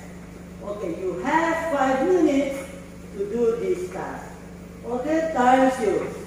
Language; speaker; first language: English; non-native, fluent; Indonesian